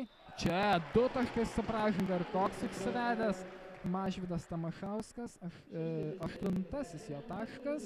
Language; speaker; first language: Lithuanian; native; Lithuanian